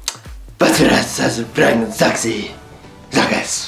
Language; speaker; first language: German; non-native, learner; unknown